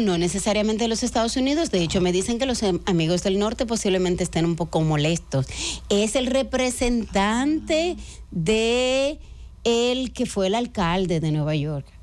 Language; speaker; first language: Spanish; native; Spanish